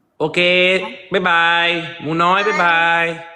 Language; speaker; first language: English; non-native, learner; Thai